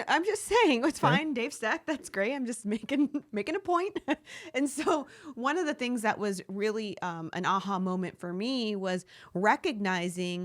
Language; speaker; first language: English; native; English